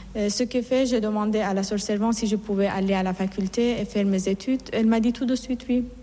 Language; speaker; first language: French; non-native, fluent; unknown